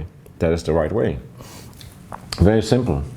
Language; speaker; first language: English; non-native, fluent; Danish